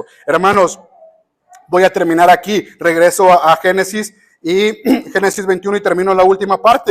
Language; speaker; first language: Spanish; native; Spanish